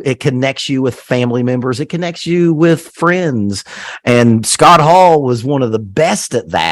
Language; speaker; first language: English; native; English